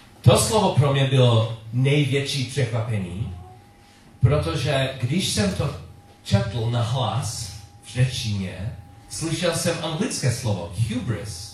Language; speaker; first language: Czech; non-native, learner; English